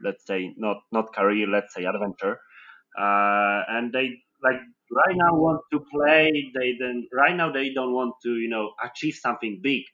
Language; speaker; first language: English; non-native, fluent; Polish